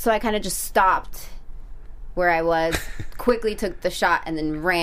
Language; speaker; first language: English; early bilingual, other home language; Spanish